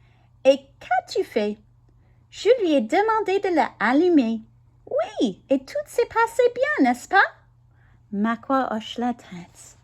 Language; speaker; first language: French; non-native, learner; English